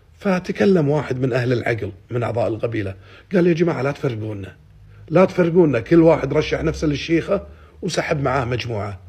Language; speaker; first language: Arabic; native; Arabic